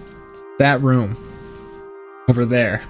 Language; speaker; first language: English; native; English